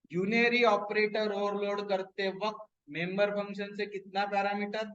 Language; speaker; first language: Hindi; non-native, local second language; Marathi